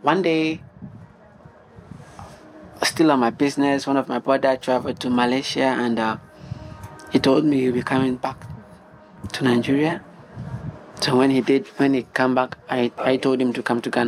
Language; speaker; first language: English; non-native, local second language; Igbo